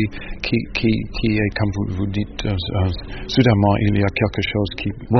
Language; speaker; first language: French; non-native, learner; English